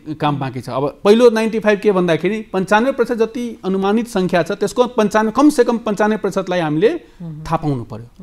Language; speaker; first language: Nepali; non-native, local second language; Maithili